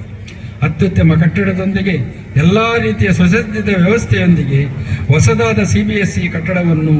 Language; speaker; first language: Kannada; native; Kannada